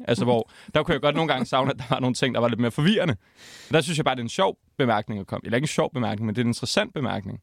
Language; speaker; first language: Danish; native; Danish